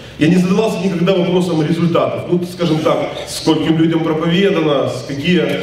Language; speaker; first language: Russian; native; Russian